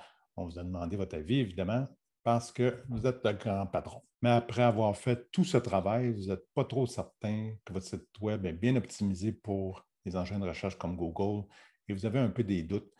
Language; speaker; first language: French; native; French